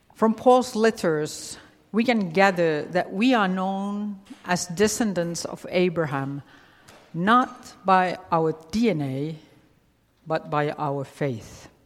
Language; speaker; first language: English; non-native, fluent; Finnish